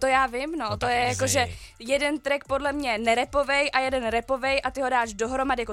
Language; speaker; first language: Czech; native; Czech